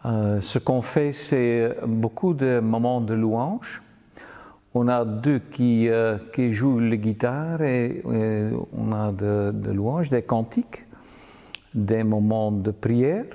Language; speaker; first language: French; non-native, local second language; Dutch